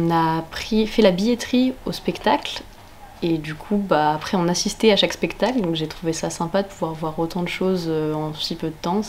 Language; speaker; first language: French; native; French